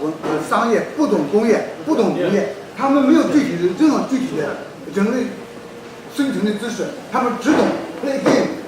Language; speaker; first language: Chinese; native; Chinese